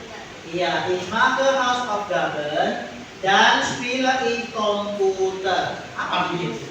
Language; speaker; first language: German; non-native, fluent; Indonesian